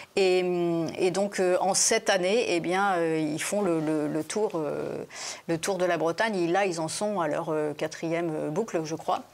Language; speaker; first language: French; native; French